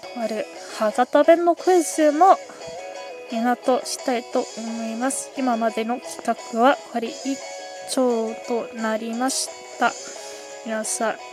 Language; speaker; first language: Japanese; non-native, learner; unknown